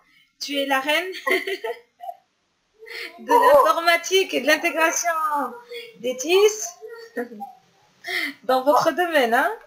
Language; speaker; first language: French; non-native, local second language; Arabic